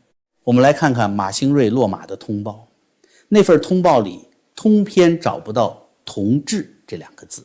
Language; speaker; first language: Chinese; native; Chinese